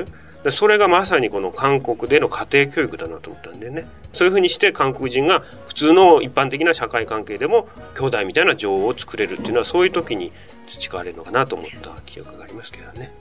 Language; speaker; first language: Japanese; native; Japanese